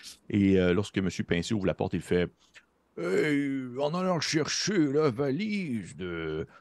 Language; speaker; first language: French; native; French